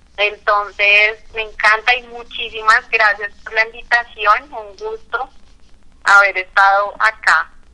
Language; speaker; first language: Spanish; native; Spanish